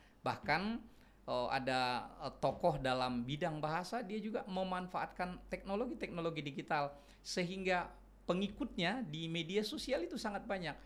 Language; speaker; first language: Indonesian; non-native, local second language; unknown